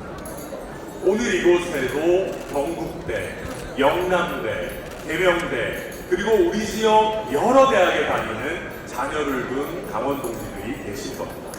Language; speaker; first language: Korean; native; Korean